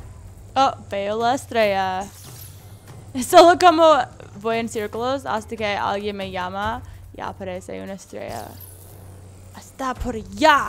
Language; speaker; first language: Spanish; non-native, learner; English